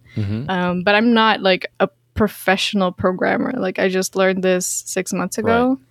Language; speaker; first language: English; non-native, fluent; Dutch